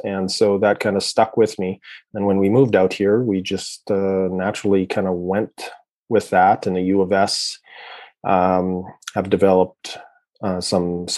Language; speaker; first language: English; native; English